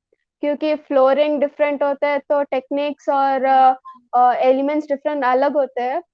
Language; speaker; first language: Hindi; non-native, local second language; Telugu